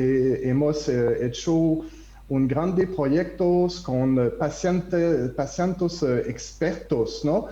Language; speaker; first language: Spanish; non-native, learner; French